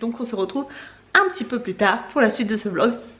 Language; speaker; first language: French; native; French